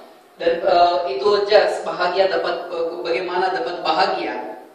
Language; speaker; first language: Indonesian; non-native, fluent; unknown